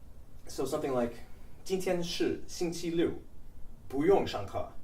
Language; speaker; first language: Chinese; non-native, fluent; English